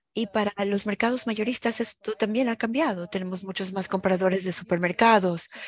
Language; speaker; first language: Spanish; non-native, fluent; German